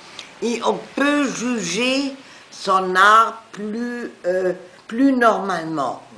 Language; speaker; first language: French; non-native, fluent; German